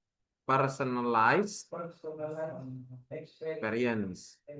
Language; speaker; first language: English; non-native, learner; Indonesian